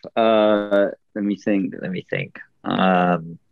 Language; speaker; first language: English; native; English